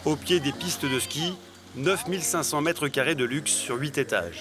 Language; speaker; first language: French; native; French